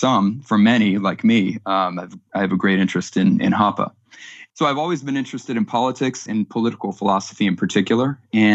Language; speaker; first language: English; native; English